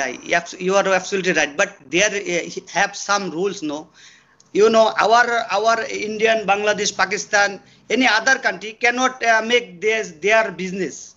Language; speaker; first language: English; non-native, learner; Bangla